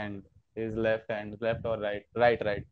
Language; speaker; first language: English; non-native, learner; Hindi